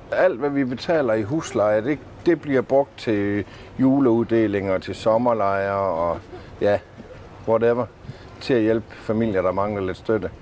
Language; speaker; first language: Danish; native; Danish